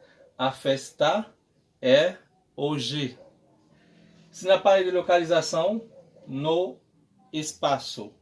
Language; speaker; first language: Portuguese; non-native, learner; Haitian Creole